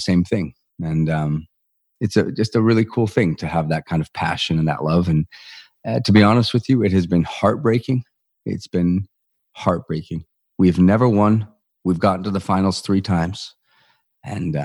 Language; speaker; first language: English; native; English